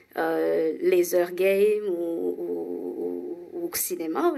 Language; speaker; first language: French; non-native, fluent; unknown